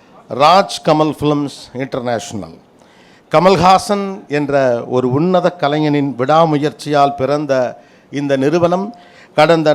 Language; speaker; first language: Tamil; native; Tamil